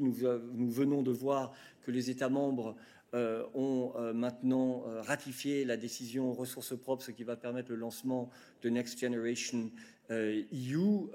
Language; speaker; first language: French; native; French